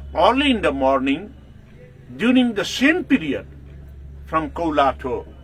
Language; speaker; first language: English; non-native, local second language; Nepali